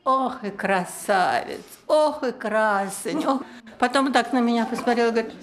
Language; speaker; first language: Czech; non-native, learner; Russian